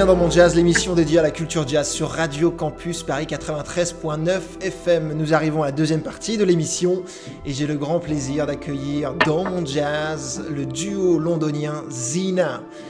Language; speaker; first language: French; native; French